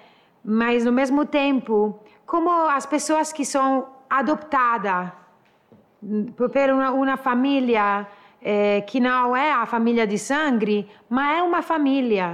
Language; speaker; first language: Portuguese; non-native, learner; Italian